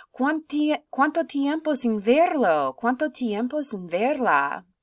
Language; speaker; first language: Spanish; non-native, fluent; English